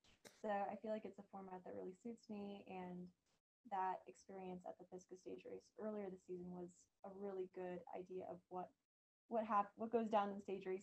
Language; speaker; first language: English; native; English